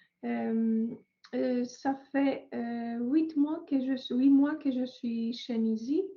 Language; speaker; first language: French; non-native, fluent; Greek